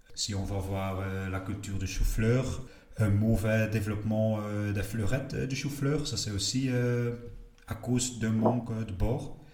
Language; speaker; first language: French; non-native, local second language; Dutch